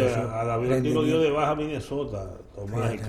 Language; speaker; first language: Spanish; native; Spanish